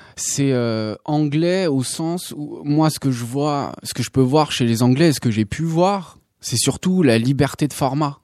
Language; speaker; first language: French; native; French